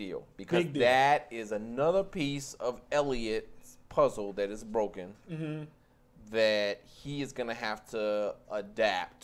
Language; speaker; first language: English; native; English